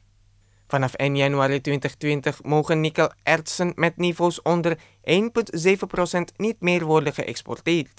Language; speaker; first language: Dutch; non-native, fluent; Indonesian